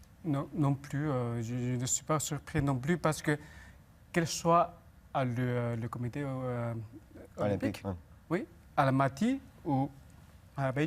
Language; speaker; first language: French; non-native, fluent; Chinese